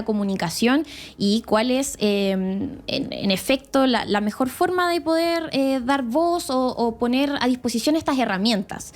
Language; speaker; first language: Spanish; native; Spanish